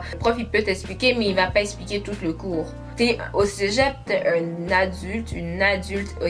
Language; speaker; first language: French; native; French